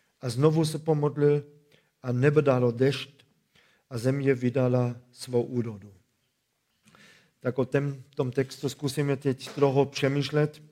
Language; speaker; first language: Czech; non-native, fluent; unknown